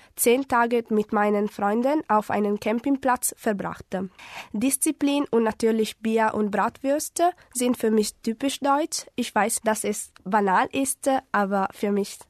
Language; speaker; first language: German; non-native, fluent; Italian